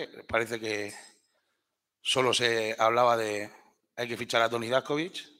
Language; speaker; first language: Spanish; native; Spanish